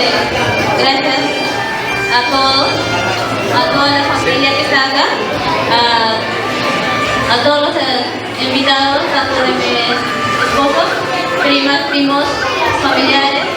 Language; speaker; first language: Spanish; non-native, local second language; Quechua